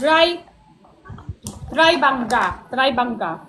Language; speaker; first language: Filipino; non-native, learner; Chinese